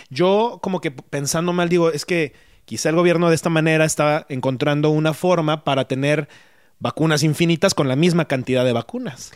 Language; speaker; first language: Spanish; native; Spanish